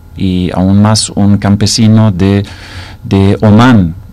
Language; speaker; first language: Spanish; non-native, fluent; English